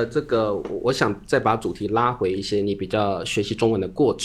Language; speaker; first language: Chinese; native; Chinese